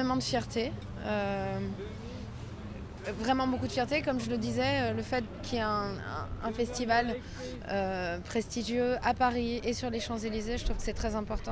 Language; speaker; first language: French; native; French